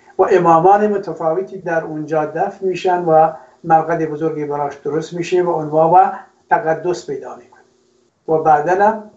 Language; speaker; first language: Persian; non-native, local second language; Kurdish